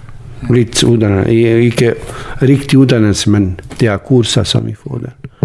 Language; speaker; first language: Danish; non-native, learner; Bosnian